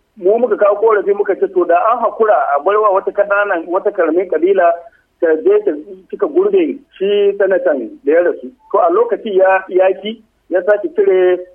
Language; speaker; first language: Hausa; non-native, local second language; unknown